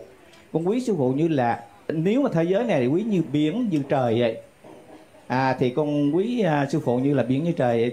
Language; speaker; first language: Vietnamese; native; Vietnamese